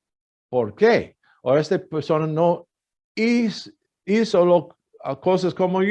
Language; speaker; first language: Spanish; non-native, fluent; English